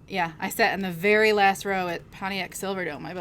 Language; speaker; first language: English; native; English